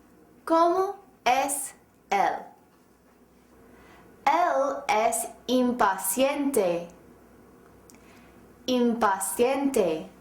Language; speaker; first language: Spanish; non-native, fluent; English